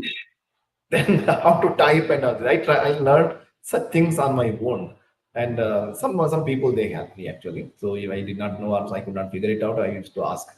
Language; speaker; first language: English; non-native, local second language; Tulu